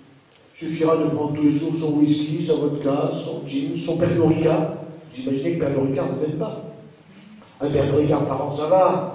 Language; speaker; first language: French; native; French